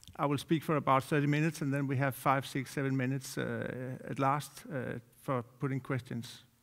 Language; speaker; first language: English; non-native, fluent; Danish